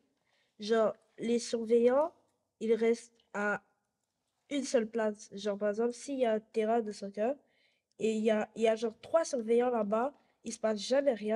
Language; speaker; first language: French; non-native, local second language; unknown